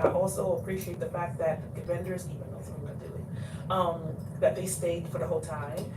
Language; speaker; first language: English; native; English